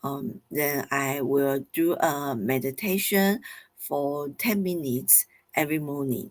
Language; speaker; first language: English; non-native, fluent; Chinese